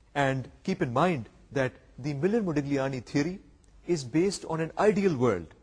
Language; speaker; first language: English; non-native, local second language; Urdu